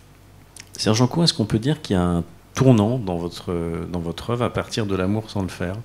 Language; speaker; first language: French; native; French